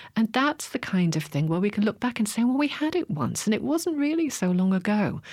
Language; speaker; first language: English; native; English